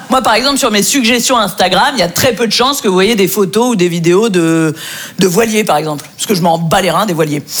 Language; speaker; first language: French; native; French